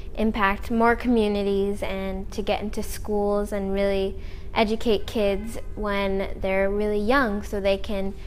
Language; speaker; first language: English; native; English